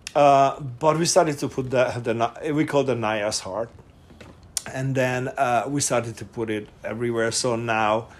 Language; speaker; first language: English; non-native, fluent; Hungarian